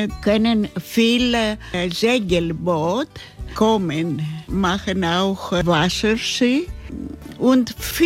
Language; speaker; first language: German; non-native, learner; Greek